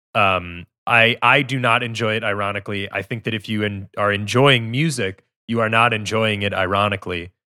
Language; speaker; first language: English; native; English